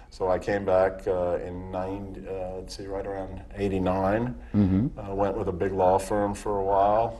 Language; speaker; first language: English; native; English